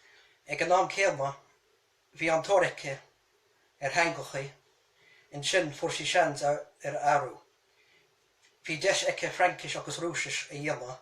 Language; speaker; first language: Irish; native; Irish